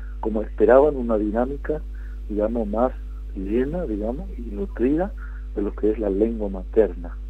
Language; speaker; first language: Spanish; non-native, local second language; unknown